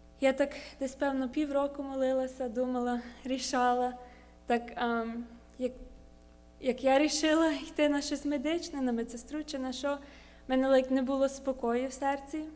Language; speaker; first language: Ukrainian; early bilingual, heritage; Ukrainian